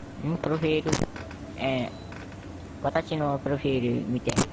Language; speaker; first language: Japanese; native; Japanese